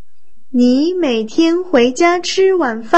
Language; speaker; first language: Chinese; non-native, fluent; Vietnamese